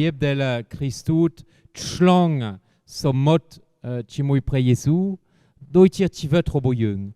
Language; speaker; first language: Khmer; non-native, fluent; French